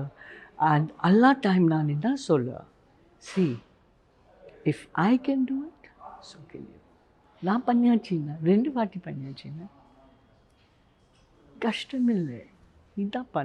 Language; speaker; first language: Tamil; non-native, learner; Hindi